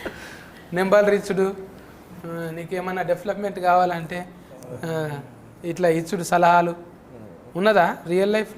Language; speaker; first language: Telugu; native; Telugu